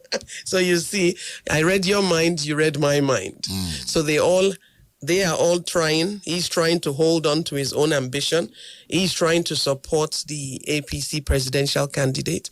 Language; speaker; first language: English; non-native, local second language; Yoruba